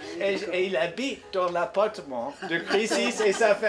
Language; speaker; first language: French; non-native, fluent; English